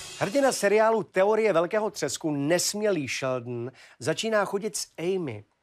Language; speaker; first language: Czech; native; Czech